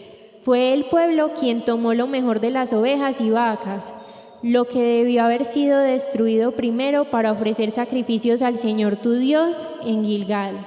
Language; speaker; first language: Spanish; native; Spanish